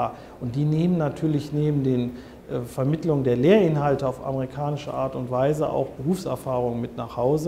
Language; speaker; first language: German; native; German